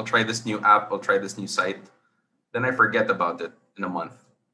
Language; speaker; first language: English; non-native, local second language; Filipino